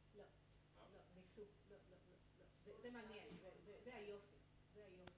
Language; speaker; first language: Hebrew; native; Hebrew